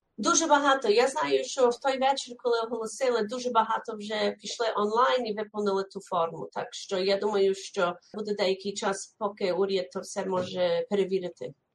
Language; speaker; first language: Ukrainian; early bilingual, heritage; Ukrainian